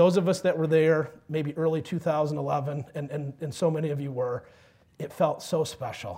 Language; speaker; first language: English; native; English